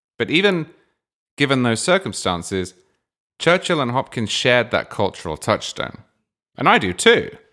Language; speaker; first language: English; native; English